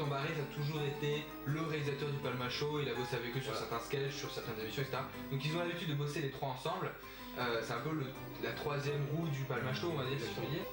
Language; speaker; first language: French; native; French